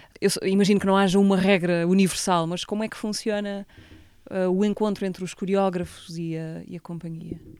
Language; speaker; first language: Portuguese; native; Portuguese